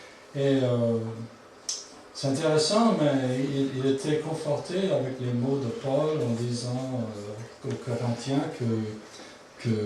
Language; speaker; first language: French; non-native, fluent; English